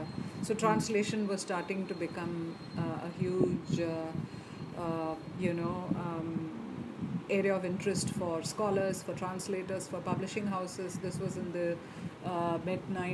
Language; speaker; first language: English; non-native, local second language; Malayalam